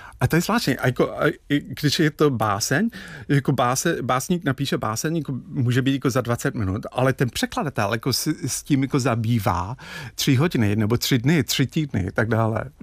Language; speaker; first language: Czech; non-native, fluent; English